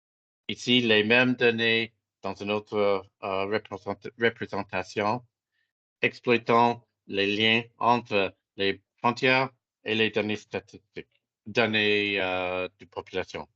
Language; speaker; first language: French; non-native, fluent; English